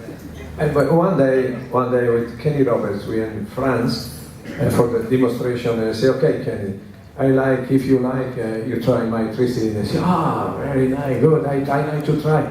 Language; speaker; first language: English; non-native, learner; Italian